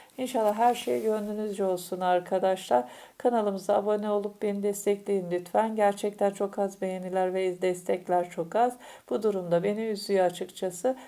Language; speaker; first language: Turkish; native; Turkish